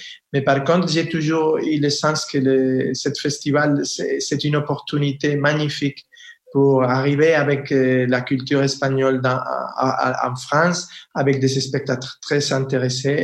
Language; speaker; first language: French; non-native, fluent; Spanish